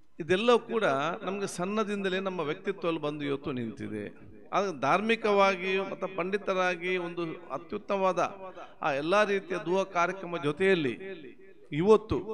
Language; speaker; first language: Kannada; non-native, local second language; Badaga